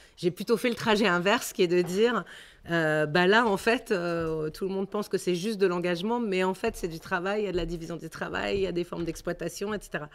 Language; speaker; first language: French; native; French